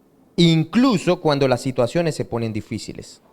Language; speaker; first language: Spanish; native; Spanish